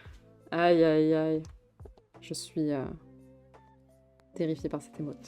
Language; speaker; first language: French; native; French